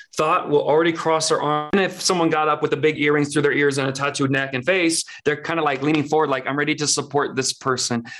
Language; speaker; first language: English; early bilingual, other home language; Persian